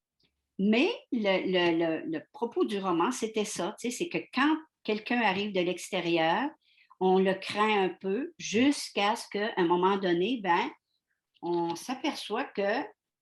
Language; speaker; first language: French; native; French